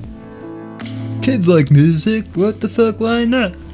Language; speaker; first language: English; native; English